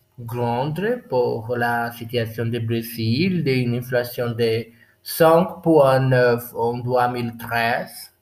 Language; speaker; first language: French; non-native, learner; Portuguese